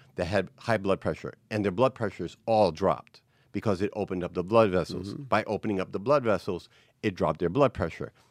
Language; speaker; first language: English; native; English